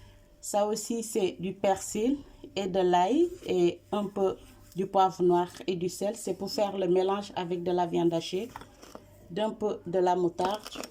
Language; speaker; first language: French; non-native, local second language; Wolof